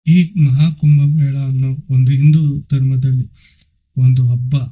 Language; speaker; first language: Kannada; non-native, local second language; Telugu